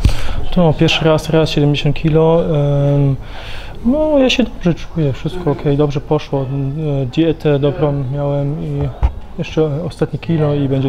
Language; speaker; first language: Polish; early bilingual, heritage; Polish